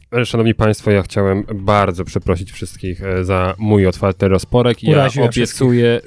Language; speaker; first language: Polish; native; Polish